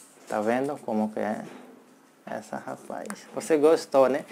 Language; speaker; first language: Portuguese; non-native, learner; Hindi